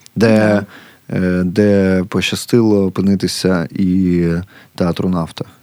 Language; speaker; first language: Ukrainian; native; Ukrainian